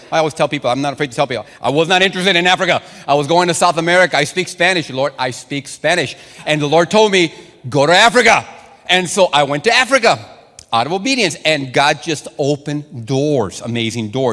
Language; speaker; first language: English; non-native, fluent; Spanish